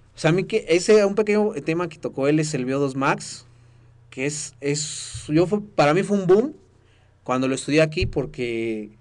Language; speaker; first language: Spanish; native; Spanish